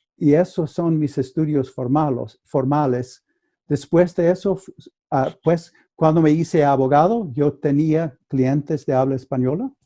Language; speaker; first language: Spanish; non-native, fluent; English